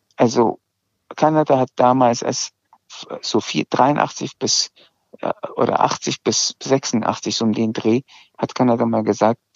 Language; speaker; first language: German; early bilingual, other home language; Azerbaijani